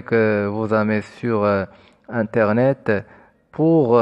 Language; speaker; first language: French; non-native, fluent; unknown